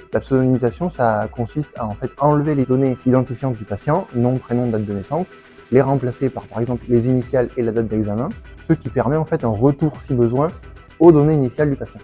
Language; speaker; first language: French; native; French